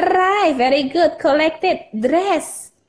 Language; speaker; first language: English; non-native, fluent; Indonesian